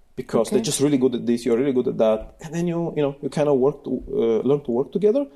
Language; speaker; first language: English; non-native, fluent; Bulgarian